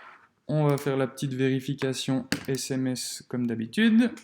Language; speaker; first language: French; native; French